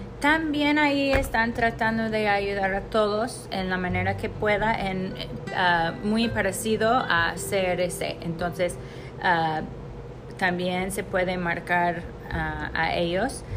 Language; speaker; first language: Spanish; non-native, fluent; English